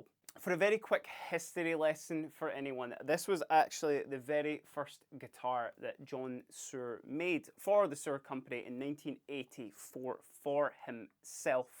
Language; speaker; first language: English; native; English